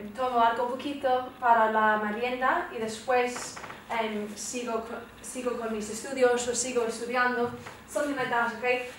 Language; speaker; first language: Spanish; non-native, fluent; English